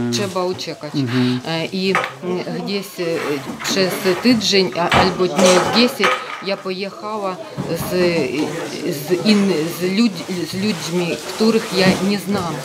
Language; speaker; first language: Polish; non-native, learner; Ukrainian